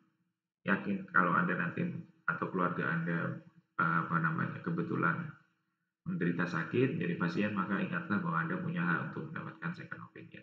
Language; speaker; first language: Indonesian; native; Indonesian